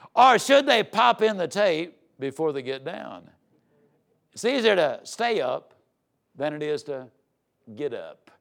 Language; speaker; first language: English; native; English